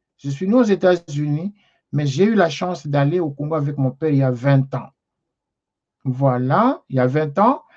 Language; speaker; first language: French; non-native, local second language; Lingala